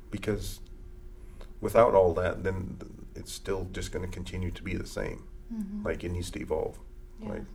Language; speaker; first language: English; early bilingual, other home language; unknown